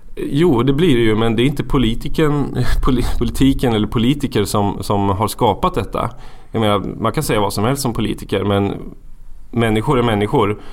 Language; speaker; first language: Swedish; native; Swedish